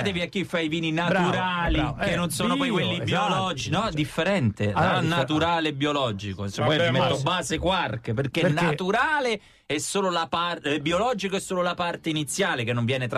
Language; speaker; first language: Italian; native; Italian